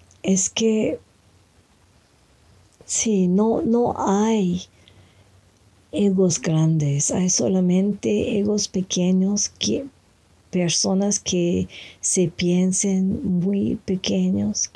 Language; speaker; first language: Spanish; non-native, fluent; French